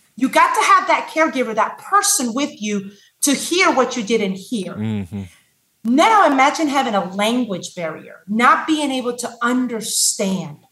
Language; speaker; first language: English; non-native, fluent; Spanish